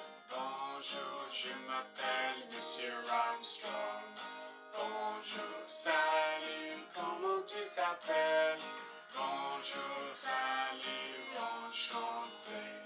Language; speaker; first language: French; non-native, fluent; English